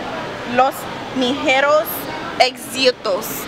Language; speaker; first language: Spanish; non-native, learner; English